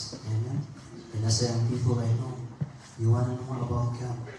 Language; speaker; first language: English; non-native, local second language; Filipino